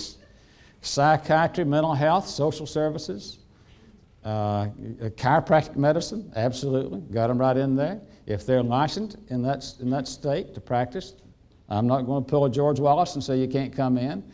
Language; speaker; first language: English; native; English